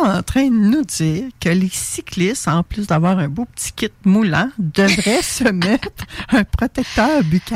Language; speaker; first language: French; native; French